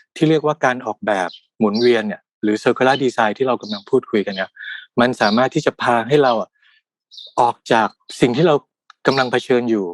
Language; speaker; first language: Thai; native; Thai